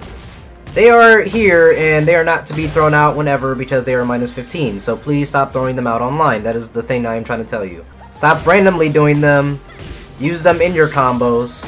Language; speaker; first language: English; native; English